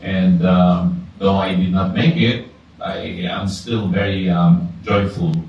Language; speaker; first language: English; non-native, local second language; Filipino